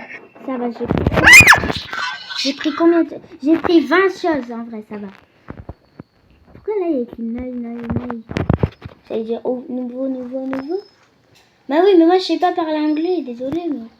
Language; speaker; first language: French; native; French